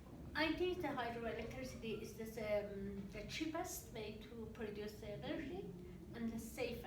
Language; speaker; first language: English; non-native, learner; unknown